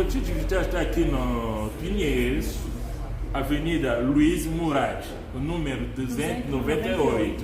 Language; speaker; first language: Portuguese; non-native, learner; Luba-Lulua